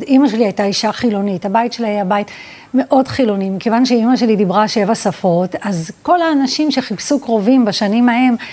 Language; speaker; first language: Hebrew; early bilingual, other home language; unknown